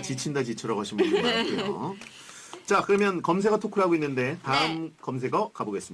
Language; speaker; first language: Korean; native; Korean